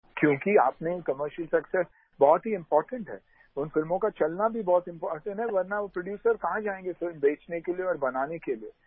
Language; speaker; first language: Hindi; non-native, local second language; Tulu